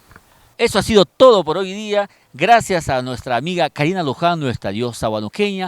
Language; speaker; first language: Spanish; native; Spanish